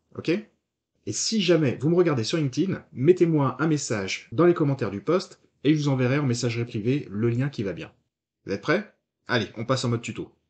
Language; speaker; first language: French; native; French